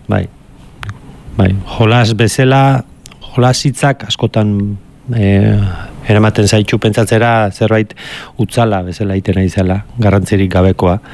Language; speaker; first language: Basque; native; Basque